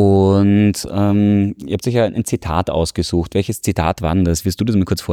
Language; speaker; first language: German; native; German